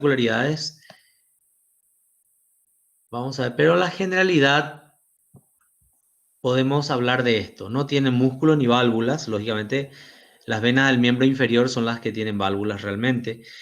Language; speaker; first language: Spanish; native; Spanish